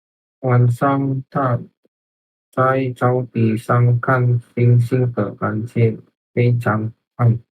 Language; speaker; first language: Chinese; non-native, learner; Indonesian